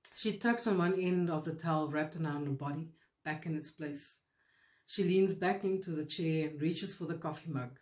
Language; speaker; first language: English; non-native, local second language; Afrikaans